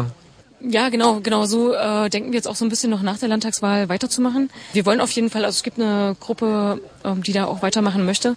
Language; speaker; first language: German; native; German